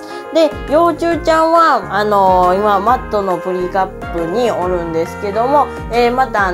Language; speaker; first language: Japanese; native; Japanese